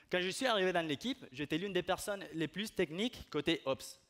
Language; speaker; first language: French; non-native, fluent; Spanish